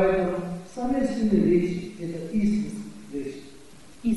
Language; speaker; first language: Russian; non-native, learner; Tibetan